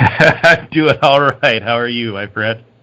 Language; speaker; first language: English; native; English